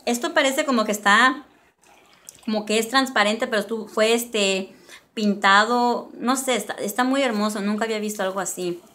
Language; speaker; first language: Spanish; early bilingual, other home language; English